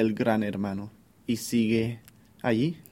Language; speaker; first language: Spanish; non-native, fluent; English